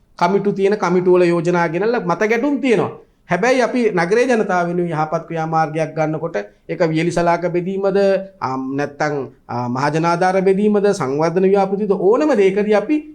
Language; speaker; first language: Sinhala; native; Sinhala